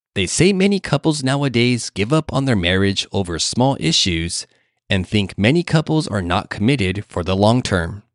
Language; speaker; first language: English; native; English